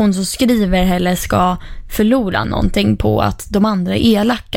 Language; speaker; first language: Swedish; native; Swedish